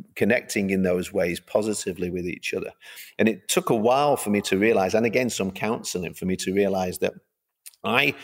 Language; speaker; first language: English; native; English